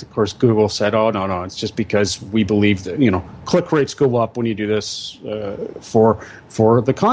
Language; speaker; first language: English; native; English